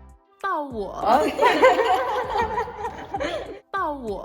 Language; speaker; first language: Chinese; non-native, learner; Arabic